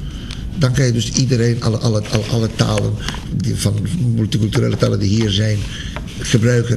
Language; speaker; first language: Dutch; non-native, fluent; Spanish